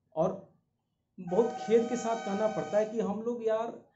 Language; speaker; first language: Hindi; native; Hindi